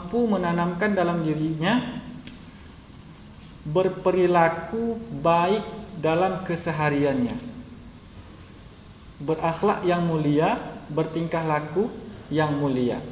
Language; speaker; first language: Indonesian; native; Indonesian